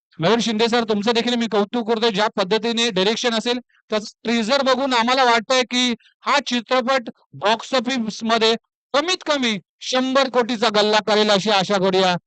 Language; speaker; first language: Marathi; native; Marathi